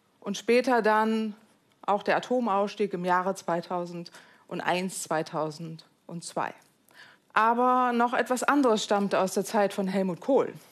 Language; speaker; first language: German; native; German